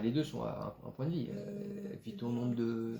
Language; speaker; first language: French; native; French